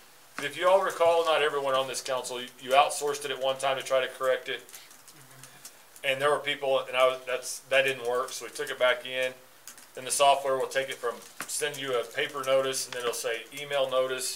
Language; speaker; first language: English; native; English